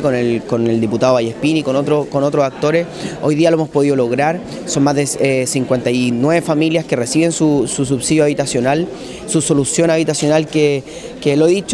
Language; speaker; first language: Spanish; native; Spanish